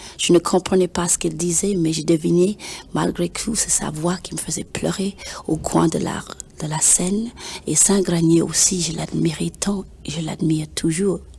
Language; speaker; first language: French; non-native, fluent; English